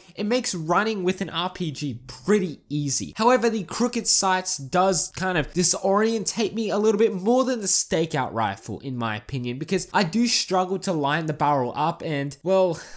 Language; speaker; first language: English; native; English